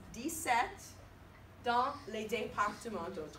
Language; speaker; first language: French; non-native, fluent; English